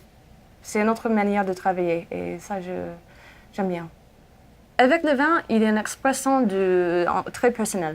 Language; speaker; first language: French; non-native, fluent; English